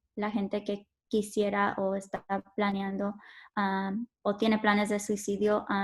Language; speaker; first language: Spanish; early bilingual, heritage; Spanish